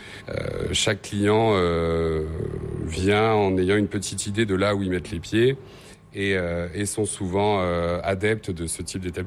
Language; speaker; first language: French; native; French